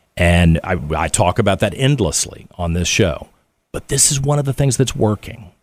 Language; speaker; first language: English; native; English